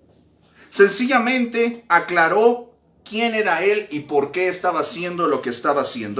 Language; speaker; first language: Spanish; native; Spanish